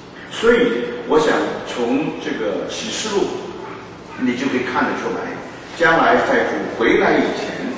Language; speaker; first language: Chinese; native; Chinese